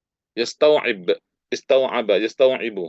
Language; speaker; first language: Arabic; non-native, fluent; Indonesian